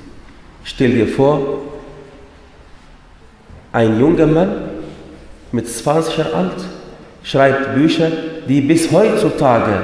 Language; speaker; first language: German; non-native, fluent; Arabic